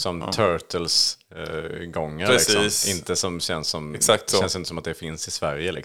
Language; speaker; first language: Swedish; native; Swedish